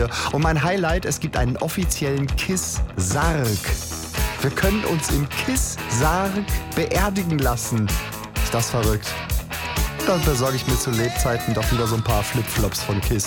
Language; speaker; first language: German; native; German